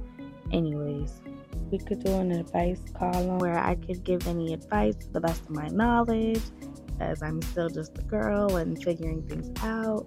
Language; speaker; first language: English; native; English